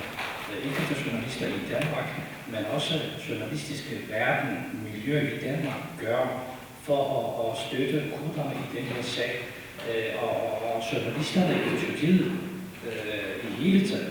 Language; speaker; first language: Danish; non-native, fluent; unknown